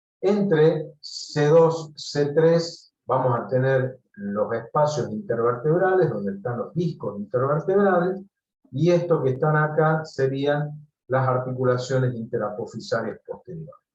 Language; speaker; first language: Spanish; native; Spanish